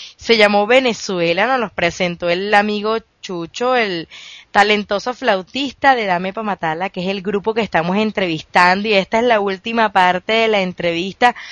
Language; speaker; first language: Spanish; native; Spanish